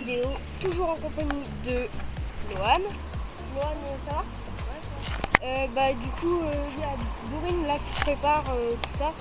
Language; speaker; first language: French; native; French